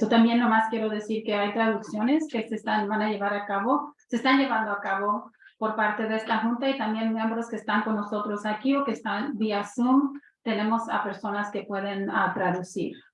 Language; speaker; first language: Spanish; early bilingual, heritage; Spanish